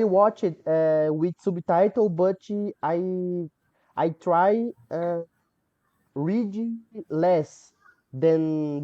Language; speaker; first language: English; non-native, learner; Portuguese